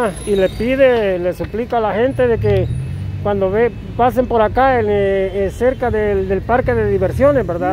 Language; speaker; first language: Spanish; native; Spanish